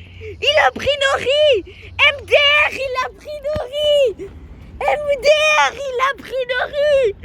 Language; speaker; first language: French; native; French